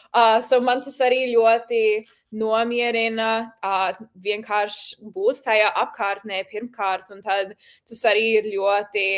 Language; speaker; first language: Latvian; early bilingual, heritage; Latvian